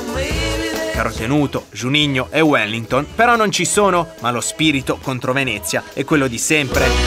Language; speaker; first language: Italian; native; Italian